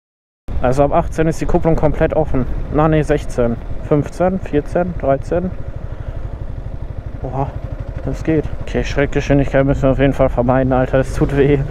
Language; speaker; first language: German; native; German